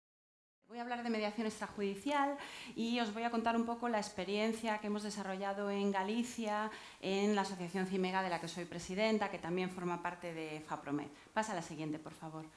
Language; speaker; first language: Spanish; native; Spanish